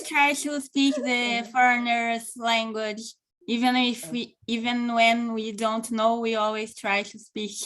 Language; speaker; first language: English; non-native, local second language; Portuguese